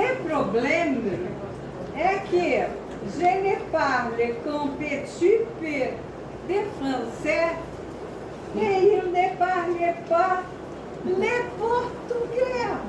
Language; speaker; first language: French; non-native, learner; Portuguese